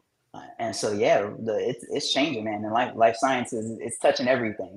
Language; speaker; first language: English; native; English